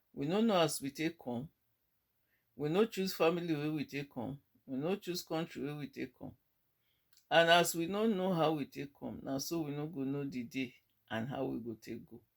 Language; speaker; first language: Nigerian Pidgin; non-native, local second language; Yoruba